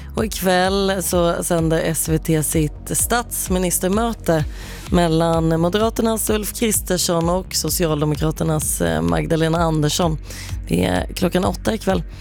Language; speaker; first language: Swedish; native; Swedish